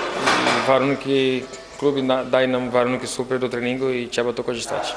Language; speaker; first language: Polish; non-native, fluent; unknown